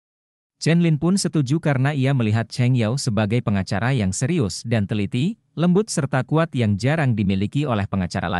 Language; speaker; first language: Indonesian; native; Indonesian